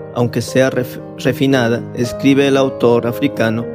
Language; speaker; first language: Spanish; non-native, fluent; Vietnamese